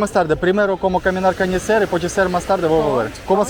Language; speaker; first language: Portuguese; non-native, learner; Russian